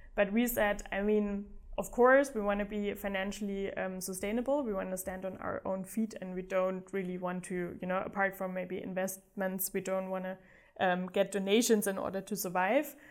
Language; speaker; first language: English; non-native, fluent; German